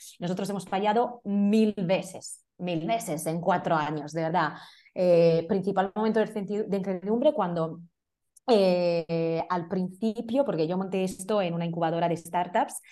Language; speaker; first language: Spanish; non-native, fluent; Italian